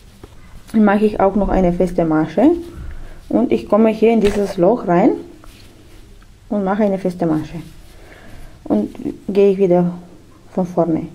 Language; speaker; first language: German; non-native, fluent; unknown